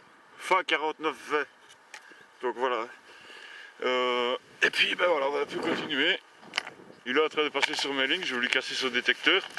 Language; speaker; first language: French; native; French